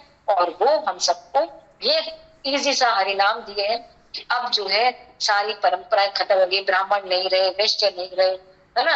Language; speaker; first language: Hindi; native; Hindi